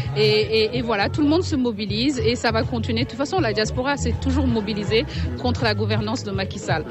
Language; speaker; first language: French; non-native, local second language; Wolof